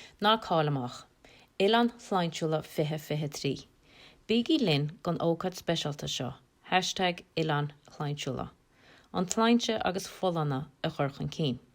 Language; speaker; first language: Irish; native; Irish